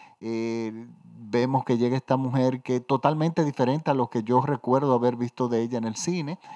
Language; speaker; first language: Spanish; native; Spanish